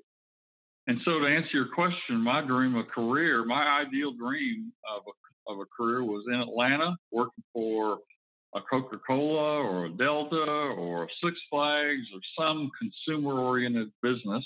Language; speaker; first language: English; native; English